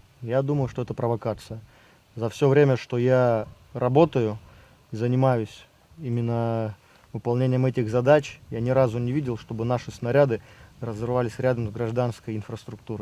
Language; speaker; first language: Russian; native; Russian